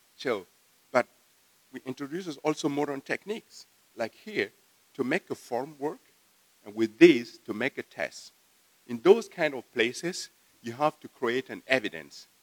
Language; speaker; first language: English; non-native, fluent; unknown